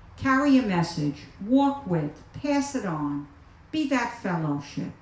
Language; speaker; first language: English; native; English